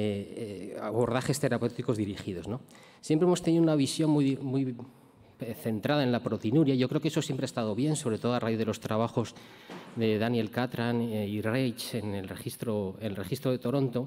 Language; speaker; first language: Spanish; native; Spanish